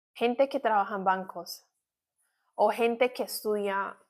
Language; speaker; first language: Spanish; non-native, fluent; English